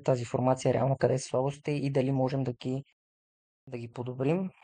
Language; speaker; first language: Bulgarian; native; Bulgarian